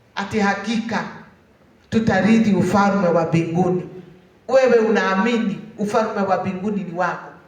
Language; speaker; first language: Swahili; non-native, local second language; Kikuyu